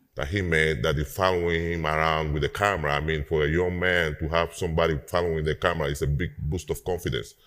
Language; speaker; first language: English; non-native, fluent; Spanish